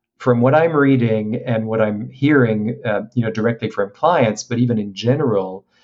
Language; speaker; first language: English; non-native, fluent; French